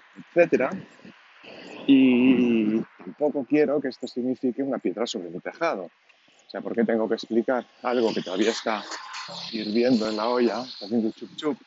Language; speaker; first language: Spanish; non-native, local second language; Catalan